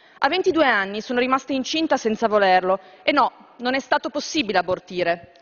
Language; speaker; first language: Italian; native; Italian